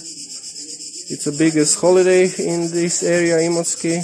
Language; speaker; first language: English; non-native, learner; Croatian